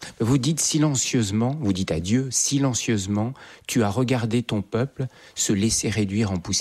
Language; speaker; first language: French; native; French